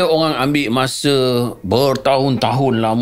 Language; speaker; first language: Malay; native; Malay